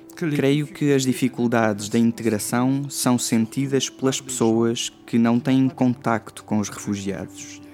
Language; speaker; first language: Portuguese; non-native, fluent; Luxembourgish